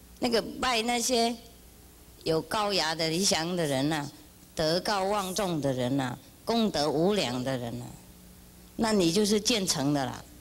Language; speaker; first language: Chinese; non-native, fluent; Vietnamese